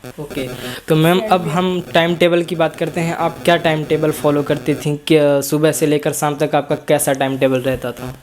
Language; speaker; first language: Hindi; native; Hindi